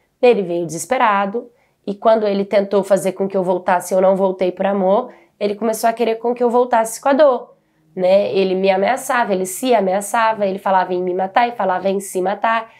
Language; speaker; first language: Portuguese; native; Portuguese